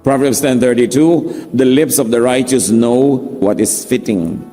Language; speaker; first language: English; non-native, local second language; Filipino